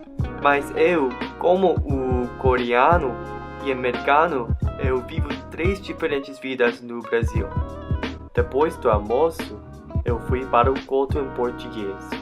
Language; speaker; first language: Portuguese; non-native, learner; English